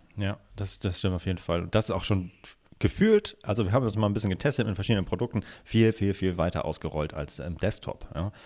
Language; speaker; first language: German; native; German